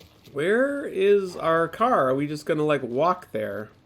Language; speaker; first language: English; native; English